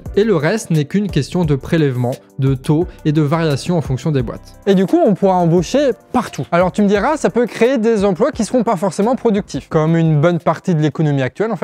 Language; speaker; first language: French; native; French